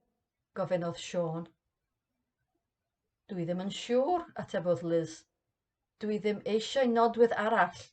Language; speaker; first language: Welsh; non-native, learner; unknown